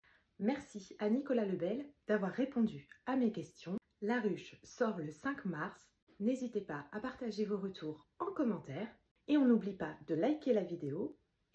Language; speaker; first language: French; native; French